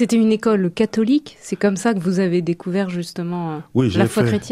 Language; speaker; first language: French; native; French